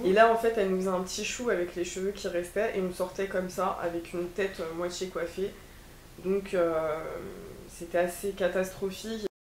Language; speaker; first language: French; native; French